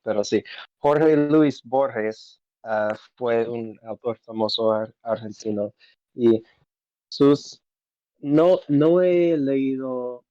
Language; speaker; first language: Spanish; non-native, learner; English